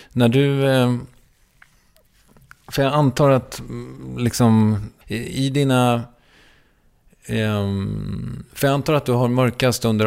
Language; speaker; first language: Swedish; native; Swedish